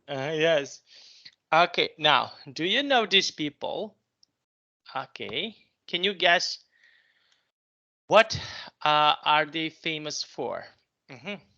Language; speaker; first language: English; non-native, fluent; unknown